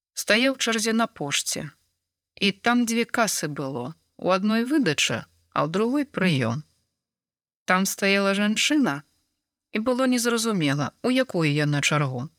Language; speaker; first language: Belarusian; non-native, local second language; Russian